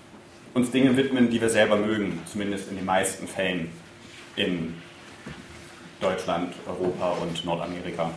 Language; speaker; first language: German; native; German